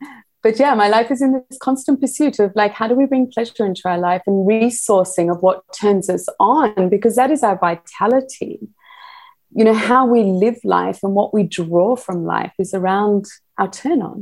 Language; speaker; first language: English; native; English